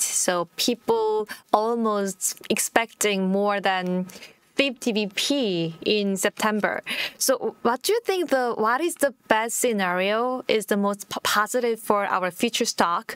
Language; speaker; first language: English; non-native, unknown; Korean